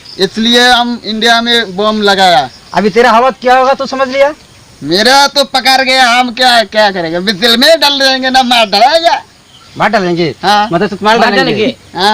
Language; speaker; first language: Hindi; non-native, local second language; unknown